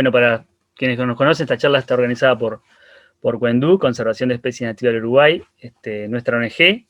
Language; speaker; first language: Spanish; native; Spanish